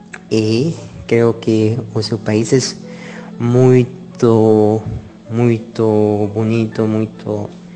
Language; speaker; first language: Portuguese; non-native, learner; Spanish